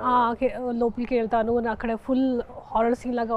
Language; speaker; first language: Telugu; non-native, fluent; Hindi